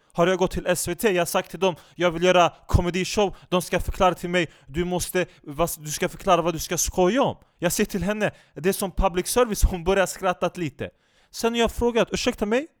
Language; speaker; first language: Swedish; non-native, fluent; Turkish